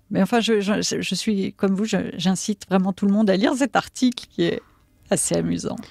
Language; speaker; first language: French; native; French